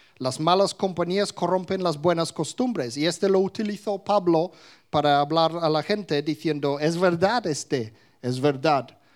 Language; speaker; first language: Spanish; non-native, fluent; English